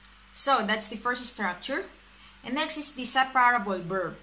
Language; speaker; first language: English; non-native, local second language; Filipino